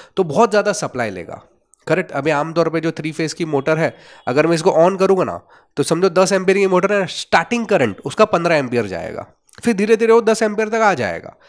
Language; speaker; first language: Hindi; non-native, local second language; Gujarati